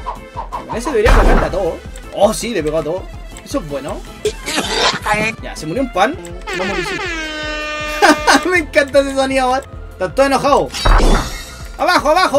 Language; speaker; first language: Spanish; native; Spanish